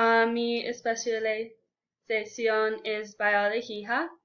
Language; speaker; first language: Spanish; non-native, learner; English